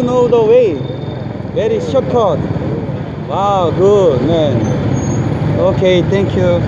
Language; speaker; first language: English; non-native, learner; Korean